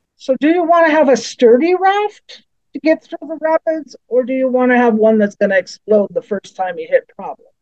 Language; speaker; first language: English; native; English